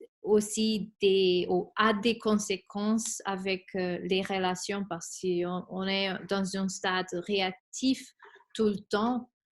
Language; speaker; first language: French; non-native, fluent; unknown